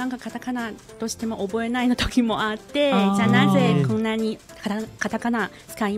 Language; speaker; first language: Japanese; non-native, fluent; Chinese